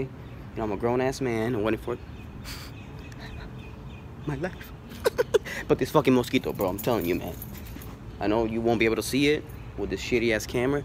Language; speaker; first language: English; native; English